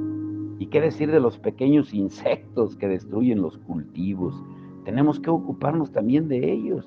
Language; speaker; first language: Spanish; native; Spanish